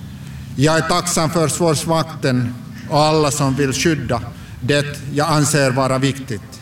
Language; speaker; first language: Swedish; non-native, local second language; Finnish